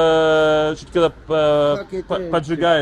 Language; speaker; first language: Russian; non-native, fluent; English